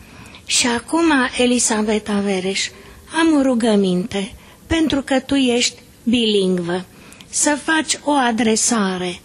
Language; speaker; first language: Romanian; native; Romanian